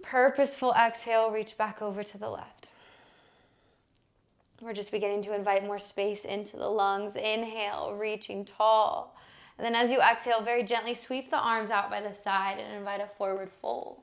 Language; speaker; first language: English; native; English